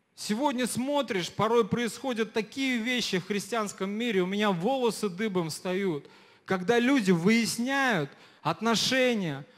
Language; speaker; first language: Russian; native; Russian